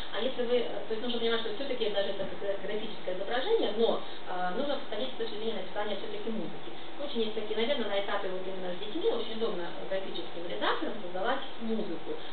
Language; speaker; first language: Russian; non-native, local second language; Ukrainian